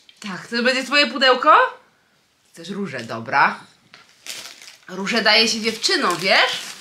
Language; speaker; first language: Polish; native; Polish